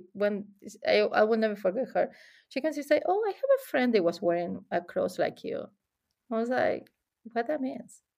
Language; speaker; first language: English; non-native, fluent; Spanish